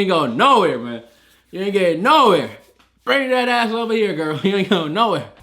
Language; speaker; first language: English; native; English